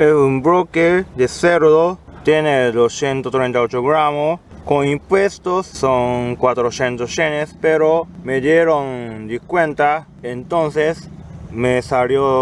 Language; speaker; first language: Spanish; non-native, fluent; Japanese